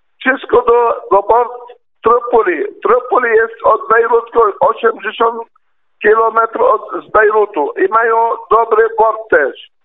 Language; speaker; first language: Polish; non-native, learner; Arabic